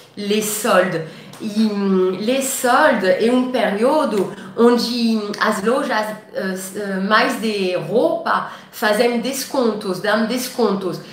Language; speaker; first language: Portuguese; non-native, fluent; French